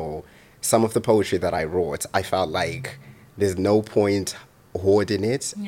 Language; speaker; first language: English; non-native, local second language; Shona